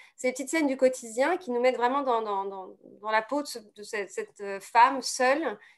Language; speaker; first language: French; native; French